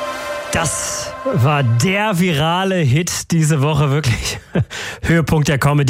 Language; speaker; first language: German; native; German